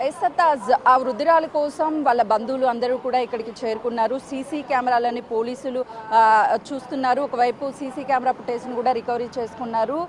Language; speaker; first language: Telugu; native; Telugu